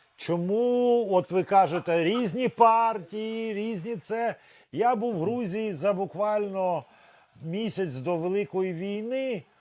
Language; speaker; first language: Ukrainian; native; Ukrainian